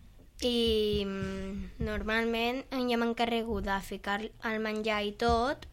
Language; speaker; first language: Catalan; non-native, local second language; Spanish